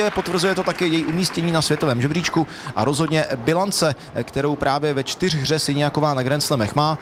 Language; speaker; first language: Czech; native; Czech